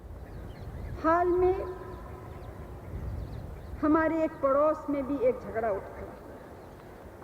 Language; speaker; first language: Hindi; native; Hindi